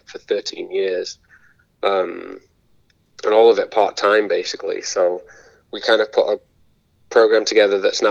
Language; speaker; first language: English; native; English